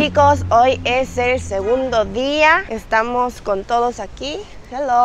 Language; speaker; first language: Spanish; early bilingual, other home language; Korean